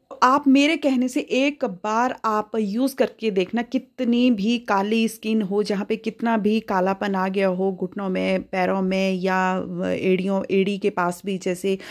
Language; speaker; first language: Hindi; native; Hindi